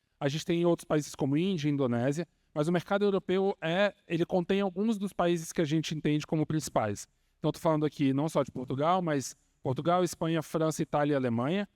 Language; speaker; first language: Portuguese; native; Portuguese